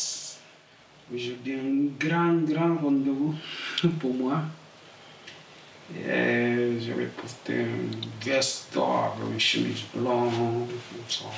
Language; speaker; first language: French; non-native, learner; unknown